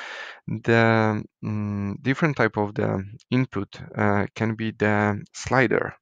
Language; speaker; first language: English; non-native, fluent; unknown